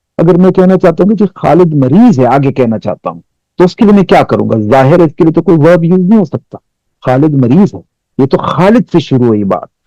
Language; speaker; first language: Urdu; non-native, local second language; Pashto